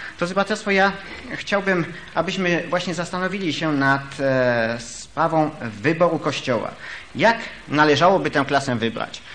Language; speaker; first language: Polish; early bilingual, heritage; Polish